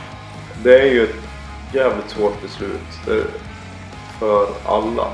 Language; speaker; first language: Swedish; native; Swedish